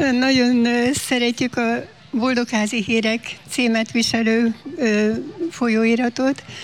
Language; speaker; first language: Hungarian; native; Hungarian